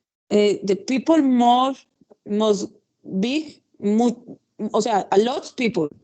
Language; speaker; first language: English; non-native, learner; Spanish